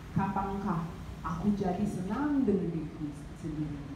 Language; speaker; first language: Indonesian; non-native, fluent; English